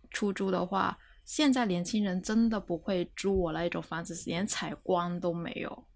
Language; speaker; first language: Chinese; non-native, local second language; Cantonese